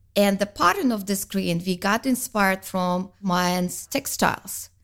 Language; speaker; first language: English; non-native, fluent; Russian